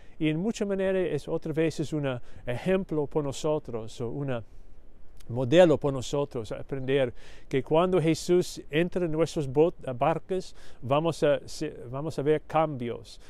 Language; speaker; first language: Spanish; non-native, learner; English